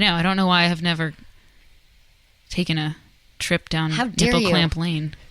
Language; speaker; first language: English; native; English